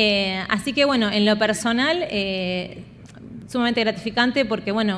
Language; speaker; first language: Spanish; native; Spanish